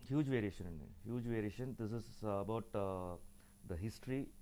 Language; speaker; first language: Telugu; native; Telugu